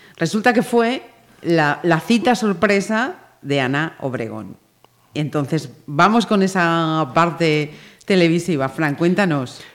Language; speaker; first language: Spanish; native; Spanish